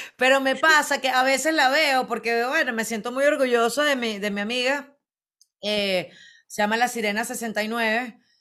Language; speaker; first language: Spanish; native; Spanish